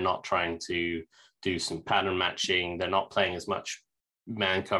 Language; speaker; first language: English; native; English